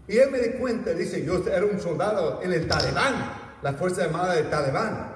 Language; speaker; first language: Spanish; non-native, fluent; English